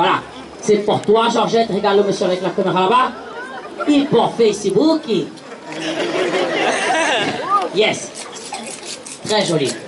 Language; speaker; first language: French; non-native, fluent; Portuguese